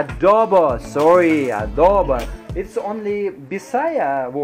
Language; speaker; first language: English; non-native, learner; Russian